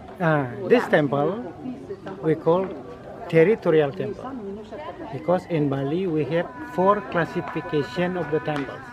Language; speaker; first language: English; non-native, learner; Indonesian